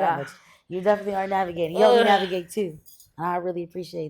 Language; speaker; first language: English; native; English